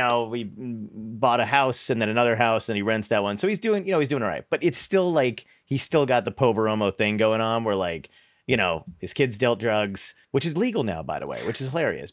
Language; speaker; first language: English; native; English